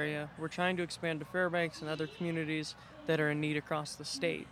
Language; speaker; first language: English; native; English